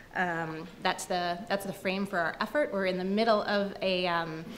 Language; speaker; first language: English; native; English